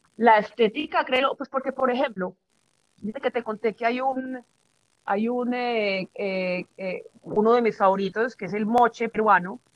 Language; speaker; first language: Spanish; native; Spanish